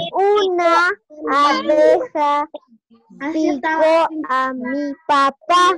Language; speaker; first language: Spanish; native; Spanish